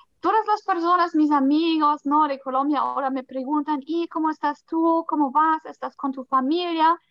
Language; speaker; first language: Spanish; non-native, fluent; German